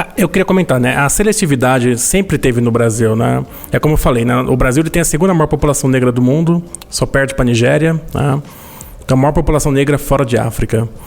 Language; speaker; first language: Portuguese; native; Portuguese